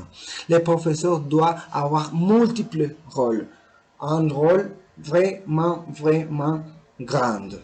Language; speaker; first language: French; non-native, learner; Spanish